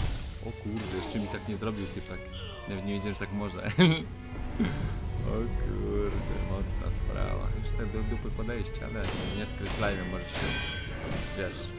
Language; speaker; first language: Polish; native; Polish